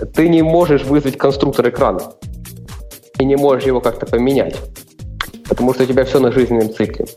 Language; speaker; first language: Russian; non-native, local second language; Ukrainian